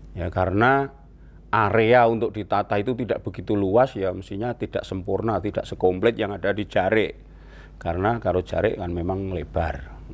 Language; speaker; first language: Indonesian; non-native, local second language; Javanese